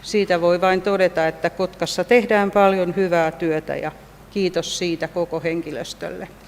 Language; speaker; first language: Finnish; native; Finnish